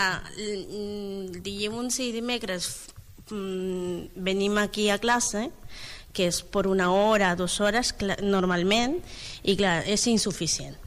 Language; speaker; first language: Catalan; non-native, learner; Spanish